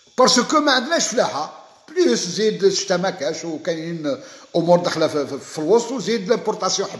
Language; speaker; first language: French; non-native, local second language; Arabic